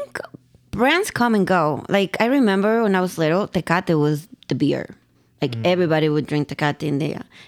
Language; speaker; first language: English; non-native, fluent; Spanish